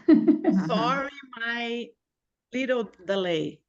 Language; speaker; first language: English; non-native, learner; Portuguese